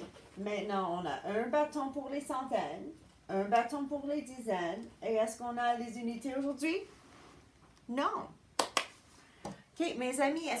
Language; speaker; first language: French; non-native, fluent; English